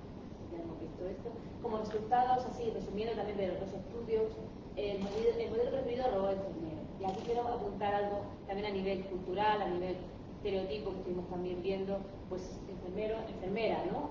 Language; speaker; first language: Spanish; native; Spanish